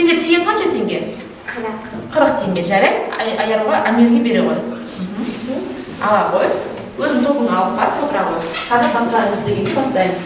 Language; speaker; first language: Kazakh; native; Kazakh